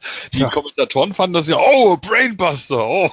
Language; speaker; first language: German; native; German